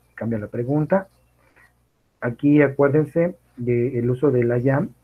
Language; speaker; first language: English; non-native, learner; Spanish